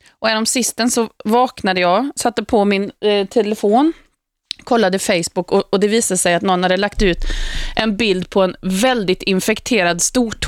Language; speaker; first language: Swedish; native; Swedish